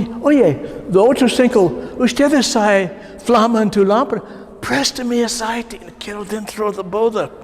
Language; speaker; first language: Spanish; non-native, learner; English